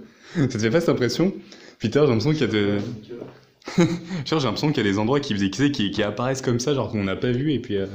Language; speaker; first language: French; native; French